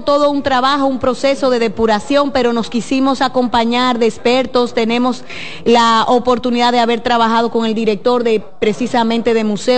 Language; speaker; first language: Spanish; native; Spanish